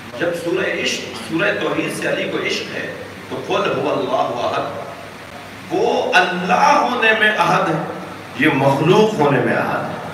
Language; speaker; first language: Urdu; non-native, local second language; Sindhi